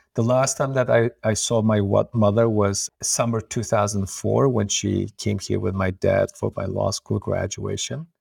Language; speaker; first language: English; non-native, fluent; Uyghur